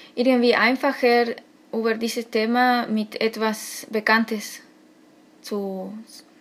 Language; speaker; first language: German; non-native, fluent; Spanish